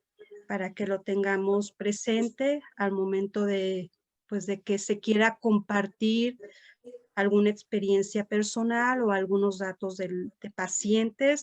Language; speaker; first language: Spanish; native; Spanish